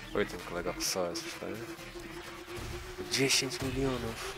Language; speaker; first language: Polish; native; Polish